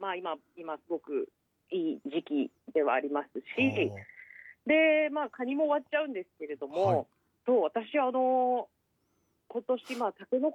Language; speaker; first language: Japanese; native; Japanese